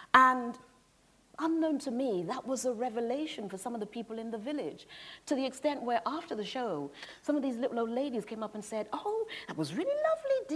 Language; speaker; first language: English; native; English